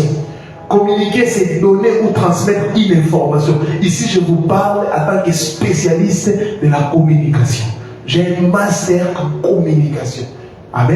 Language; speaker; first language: French; non-native, local second language; Lingala